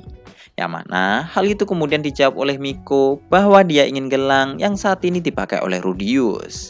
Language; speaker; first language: Indonesian; native; Indonesian